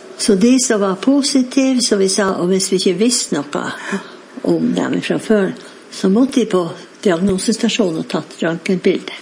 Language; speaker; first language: Norwegian; native; Norwegian